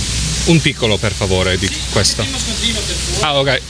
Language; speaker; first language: Italian; non-native, learner; English